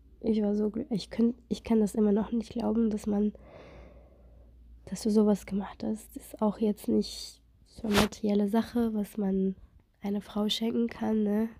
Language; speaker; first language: German; non-native, fluent; Russian